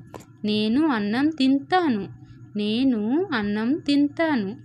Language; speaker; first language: Telugu; non-native, local second language; Odia